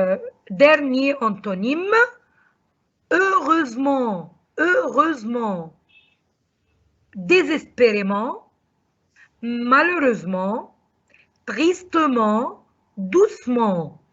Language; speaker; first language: French; non-native, fluent; Arabic